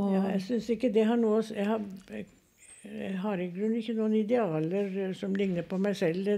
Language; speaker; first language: Norwegian; native; Norwegian